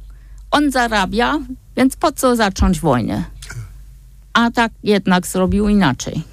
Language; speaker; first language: Polish; non-native, fluent; German